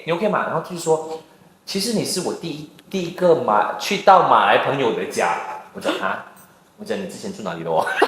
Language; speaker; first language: Chinese; non-native, local second language; English